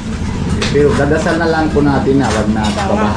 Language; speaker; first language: Filipino; non-native, learner; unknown